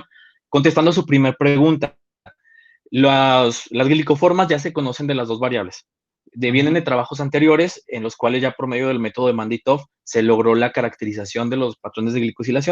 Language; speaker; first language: Spanish; native; Spanish